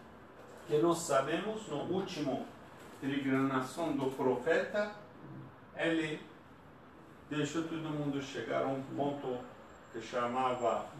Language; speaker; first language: Portuguese; non-native, learner; Persian